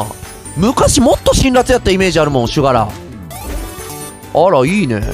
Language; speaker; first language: Japanese; native; Japanese